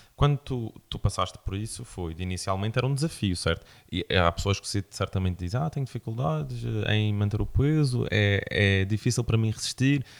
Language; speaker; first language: Portuguese; native; Portuguese